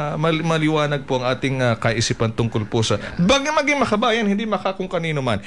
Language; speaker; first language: Filipino; non-native, local second language; Cebuano